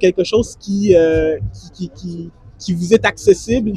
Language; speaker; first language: French; native; French